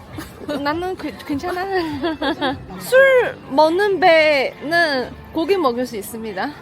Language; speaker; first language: Korean; non-native, fluent; Chinese